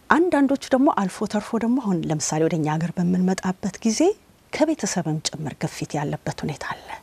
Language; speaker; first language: Amharic; native; Amharic